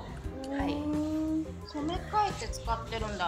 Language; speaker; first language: Japanese; native; Japanese